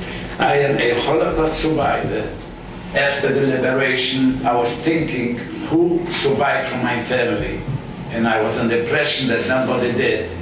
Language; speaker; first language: English; non-native, fluent; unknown